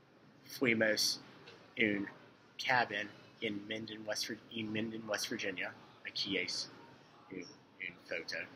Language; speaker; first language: Spanish; non-native, learner; English